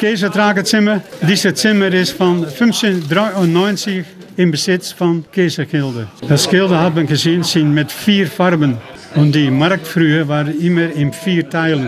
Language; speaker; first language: German; non-native, learner; Dutch